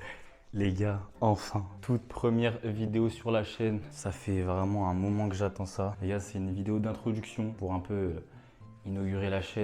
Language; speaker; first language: French; native; French